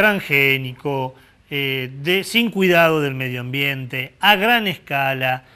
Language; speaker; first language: Spanish; native; Spanish